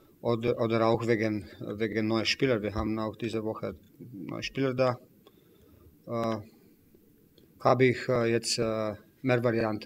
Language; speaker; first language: German; non-native, fluent; Slovenian